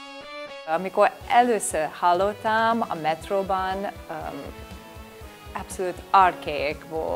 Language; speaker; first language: Hungarian; non-native, learner; English